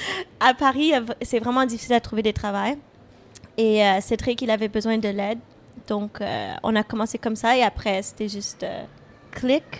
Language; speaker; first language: French; non-native, fluent; English